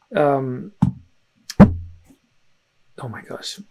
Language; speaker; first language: English; early bilingual, other home language; Russian